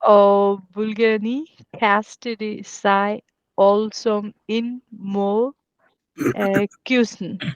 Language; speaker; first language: Danish; non-native, learner; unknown